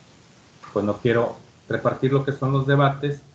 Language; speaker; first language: Spanish; native; Spanish